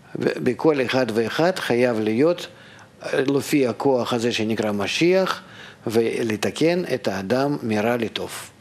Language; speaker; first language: Hebrew; non-native, fluent; Russian